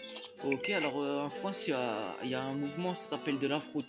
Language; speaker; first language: French; native; French